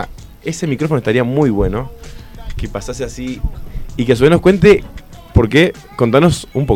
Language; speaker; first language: Spanish; native; Spanish